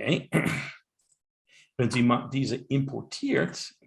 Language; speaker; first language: German; non-native, learner; English